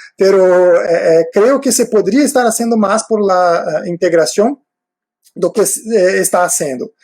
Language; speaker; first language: Spanish; non-native, fluent; Portuguese